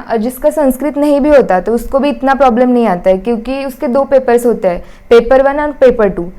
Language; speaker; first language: Hindi; non-native, local second language; Marathi